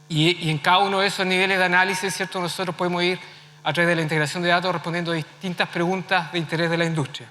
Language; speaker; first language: Spanish; native; Spanish